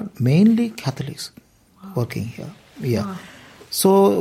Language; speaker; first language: English; non-native, local second language; Malayalam